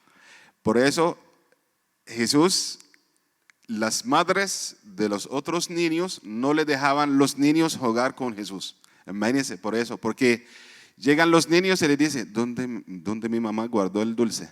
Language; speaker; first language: Spanish; non-native, fluent; Arabic